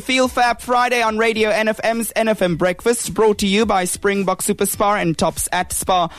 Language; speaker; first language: English; non-native, local second language; Afrikaans